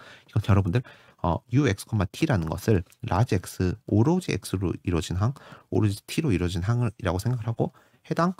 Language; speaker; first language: Korean; native; Korean